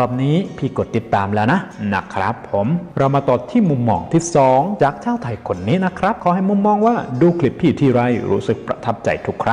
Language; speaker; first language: Thai; native; Thai